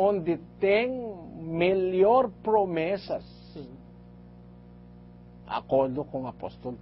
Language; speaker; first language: Portuguese; non-native, learner; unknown